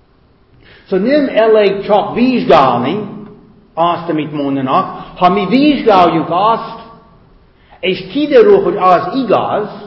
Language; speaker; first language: Hungarian; non-native, fluent; English